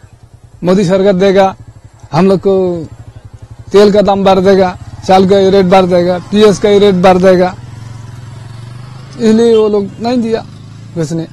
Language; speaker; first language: Hindi; non-native, local second language; Bangla